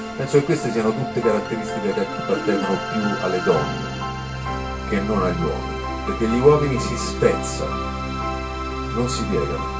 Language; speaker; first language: Italian; native; Italian